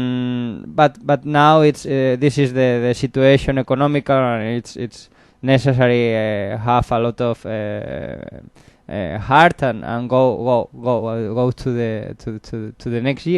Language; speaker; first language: English; non-native, learner; Spanish